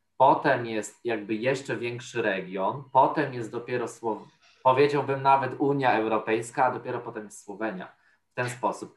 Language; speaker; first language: Polish; native; Polish